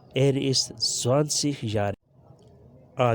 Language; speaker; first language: German; non-native, learner; Urdu